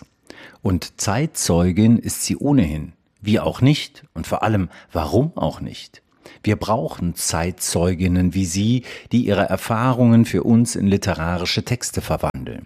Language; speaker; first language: German; native; German